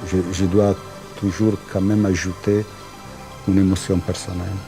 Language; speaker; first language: French; non-native, fluent; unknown